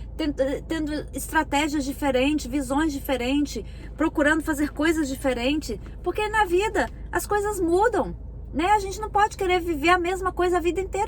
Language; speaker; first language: Portuguese; native; Portuguese